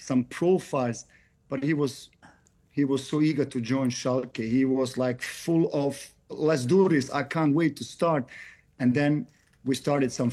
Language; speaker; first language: English; non-native, fluent; German